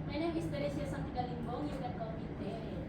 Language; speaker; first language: English; non-native, learner; Indonesian